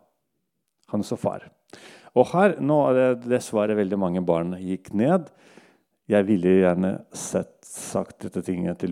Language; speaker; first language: Norwegian; non-native, local second language; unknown